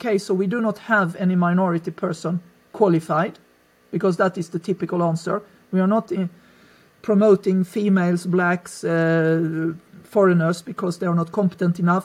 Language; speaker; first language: English; non-native, fluent; Swedish